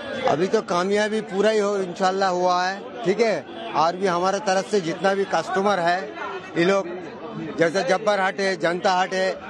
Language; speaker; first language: Hindi; non-native, local second language; Bangla